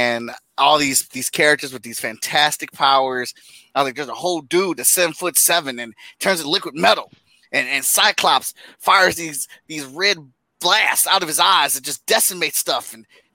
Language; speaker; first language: English; native; English